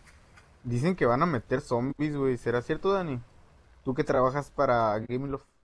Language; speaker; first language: Spanish; native; Spanish